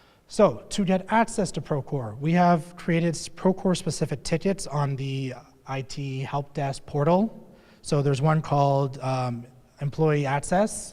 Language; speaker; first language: English; native; English